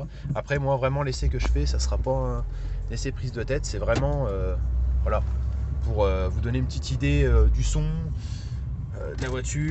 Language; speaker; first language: French; native; French